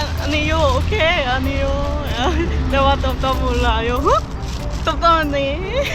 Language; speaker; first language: Korean; non-native, learner; Lao